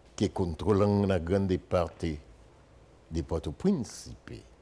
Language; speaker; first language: Spanish; non-native, fluent; Haitian Creole